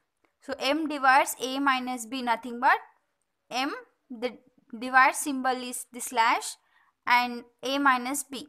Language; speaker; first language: English; non-native, local second language; Telugu